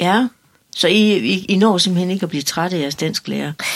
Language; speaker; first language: Danish; native; Danish